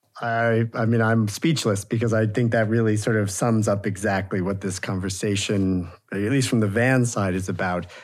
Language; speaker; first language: English; native; English